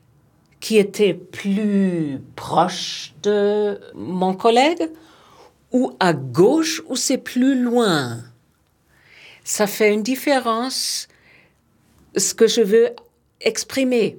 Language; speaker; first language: French; non-native, fluent; German